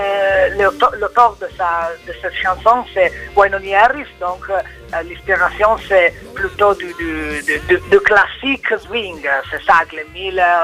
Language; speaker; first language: French; non-native, learner; Italian